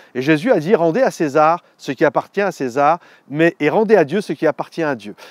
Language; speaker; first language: French; native; French